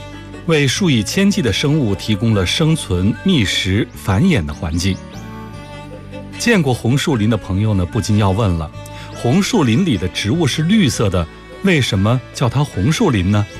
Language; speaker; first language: Chinese; native; Chinese